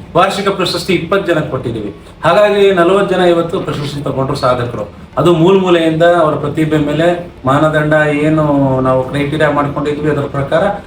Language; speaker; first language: Kannada; non-native, local second language; Lambadi